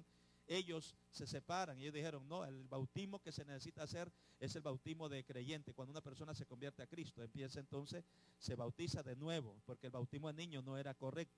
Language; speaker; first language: Spanish; native; Spanish